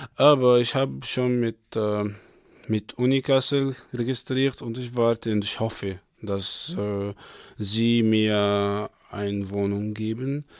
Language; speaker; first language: German; non-native, learner; Arabic